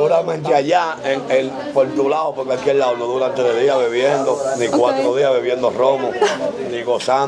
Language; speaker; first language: Spanish; native; Spanish